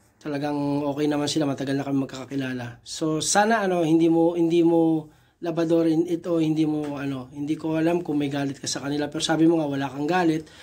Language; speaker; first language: Filipino; native; Filipino